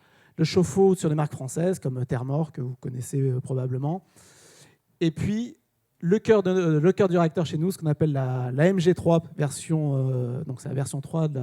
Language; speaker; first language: French; native; French